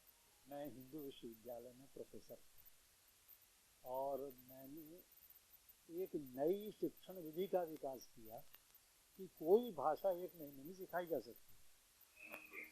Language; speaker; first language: Hindi; native; Hindi